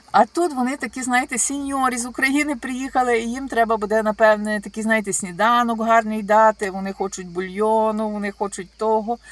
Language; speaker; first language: Ukrainian; native; Ukrainian